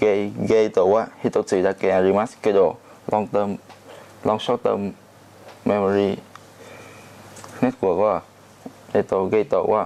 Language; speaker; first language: Japanese; non-native, learner; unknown